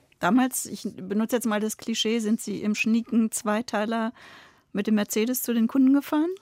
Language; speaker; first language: German; native; German